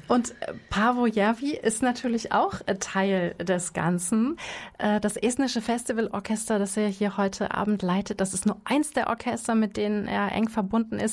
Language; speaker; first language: German; native; German